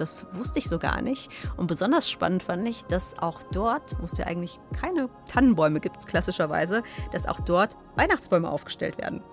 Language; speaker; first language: German; native; German